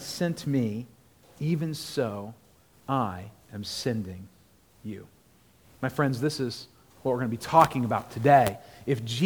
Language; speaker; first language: English; native; English